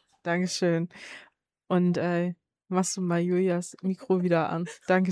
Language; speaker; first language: German; native; German